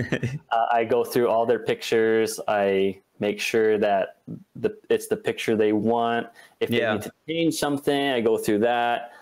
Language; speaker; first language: English; native; English